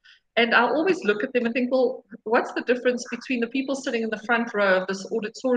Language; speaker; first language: English; native; English